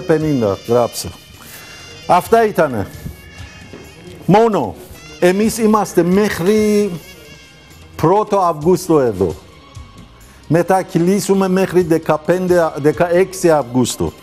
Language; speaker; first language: Greek; non-native, learner; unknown